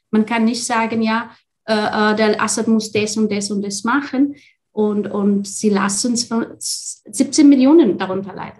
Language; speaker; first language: German; non-native, fluent; Arabic